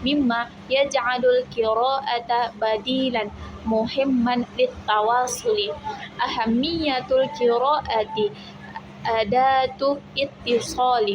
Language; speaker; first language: Arabic; non-native, learner; Indonesian